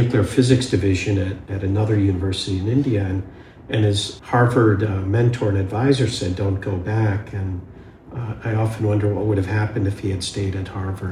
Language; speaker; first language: English; early bilingual, other home language; Hindi